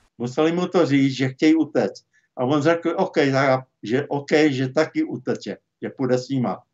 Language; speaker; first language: Czech; native; Czech